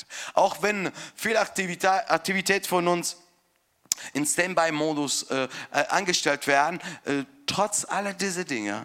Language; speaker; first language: German; non-native, fluent; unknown